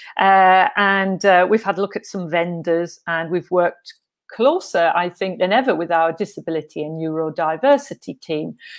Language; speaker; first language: English; native; English